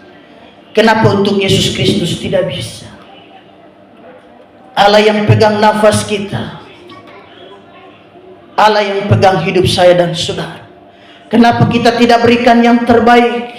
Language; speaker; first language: Indonesian; native; Indonesian